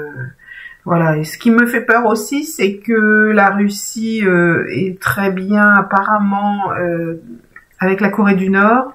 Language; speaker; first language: French; native; French